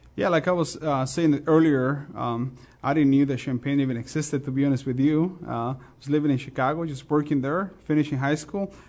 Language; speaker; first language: English; non-native, fluent; Spanish